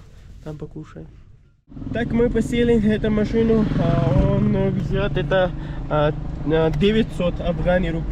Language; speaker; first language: Russian; non-native, learner; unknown